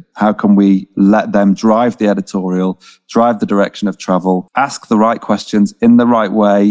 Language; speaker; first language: English; native; English